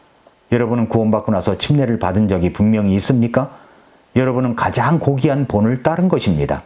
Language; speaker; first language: Korean; native; Korean